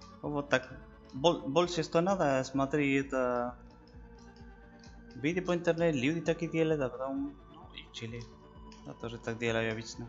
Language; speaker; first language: Russian; non-native, learner; Spanish